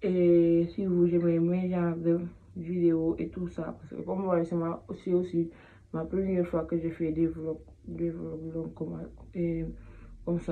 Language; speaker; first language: French; non-native, fluent; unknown